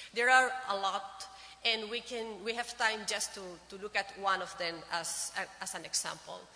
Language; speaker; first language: English; non-native, fluent; Spanish